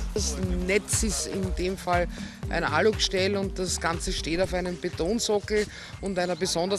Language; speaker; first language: German; native; German